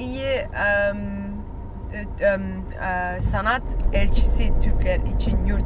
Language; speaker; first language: Turkish; early bilingual, heritage; Turkish